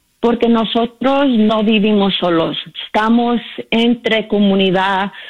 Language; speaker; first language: Spanish; early bilingual, heritage; Spanish